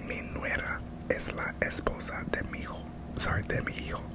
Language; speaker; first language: Spanish; non-native, learner; English